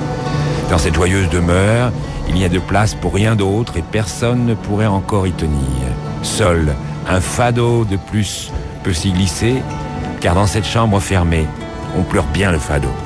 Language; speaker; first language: French; native; French